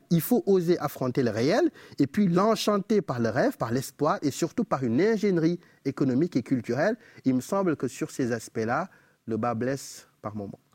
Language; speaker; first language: French; non-native, local second language; Wolof